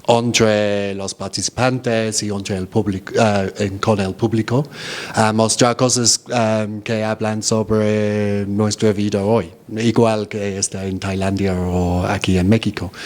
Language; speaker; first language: Spanish; non-native, fluent; English